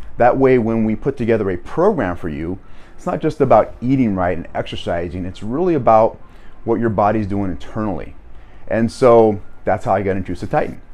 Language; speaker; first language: English; native; English